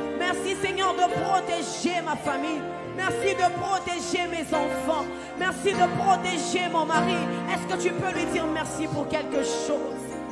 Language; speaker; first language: French; non-native, local second language; Lingala